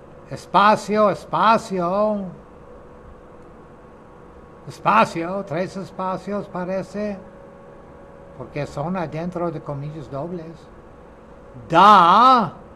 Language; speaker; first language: Spanish; non-native, fluent; English